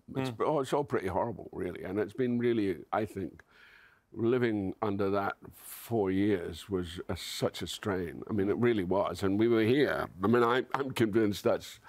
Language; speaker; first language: English; native; English